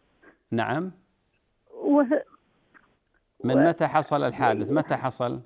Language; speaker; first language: Arabic; native; Arabic